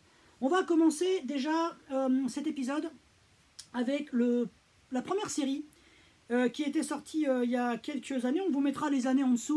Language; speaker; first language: French; native; French